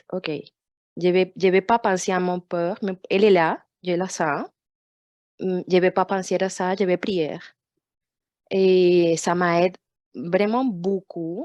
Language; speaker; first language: French; non-native, fluent; Portuguese